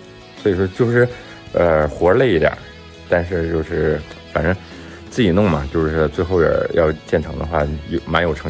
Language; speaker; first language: Chinese; native; Chinese